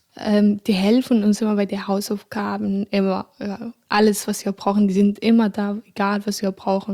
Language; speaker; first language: German; non-native, fluent; Arabic